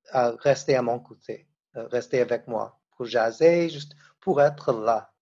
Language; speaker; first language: French; non-native, fluent; English